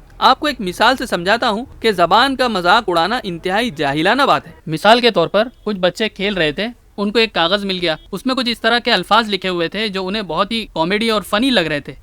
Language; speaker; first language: Urdu; native; Urdu